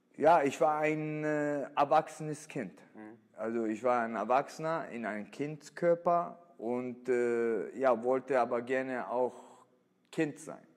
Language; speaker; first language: German; early bilingual, other home language; Italian